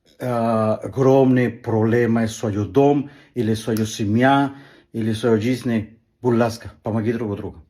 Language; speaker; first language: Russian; non-native, learner; Spanish